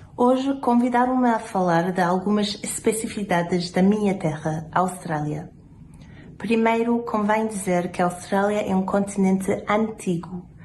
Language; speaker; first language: Portuguese; non-native, fluent; English